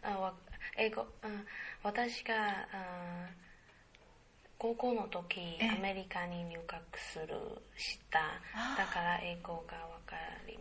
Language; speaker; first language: Japanese; non-native, learner; Chinese